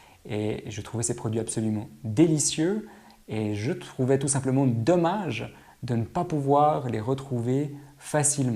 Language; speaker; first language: French; native; French